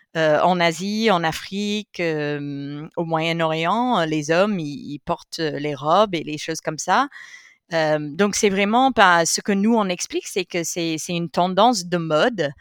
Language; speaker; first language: French; non-native, fluent; English